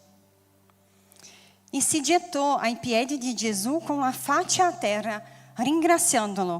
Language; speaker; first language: Italian; non-native, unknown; Portuguese